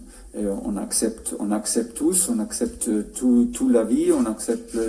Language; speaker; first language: French; non-native, fluent; German